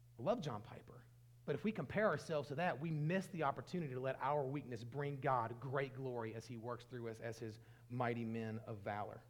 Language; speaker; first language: English; native; English